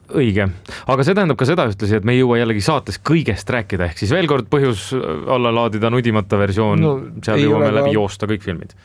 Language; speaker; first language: Estonian; native; Estonian